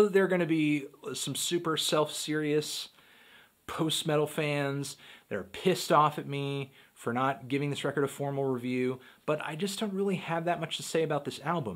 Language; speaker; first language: English; native; English